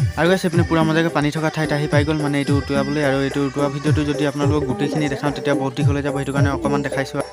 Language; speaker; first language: Assamese; non-native, local second language; Bhojpuri